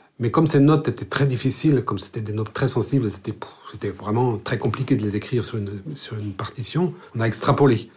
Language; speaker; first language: French; non-native, local second language; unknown